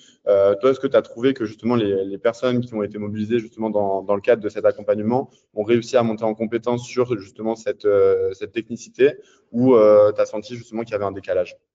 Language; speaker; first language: French; native; French